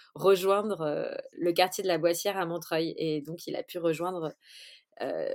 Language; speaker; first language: French; early bilingual, other home language; Portuguese